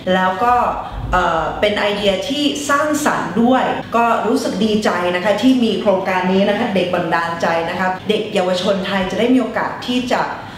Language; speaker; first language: Thai; non-native, fluent; English